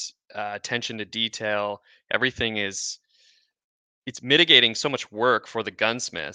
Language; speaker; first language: English; native; English